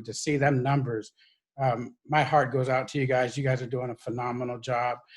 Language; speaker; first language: English; native; English